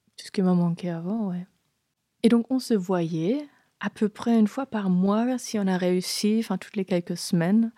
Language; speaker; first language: French; non-native, fluent; German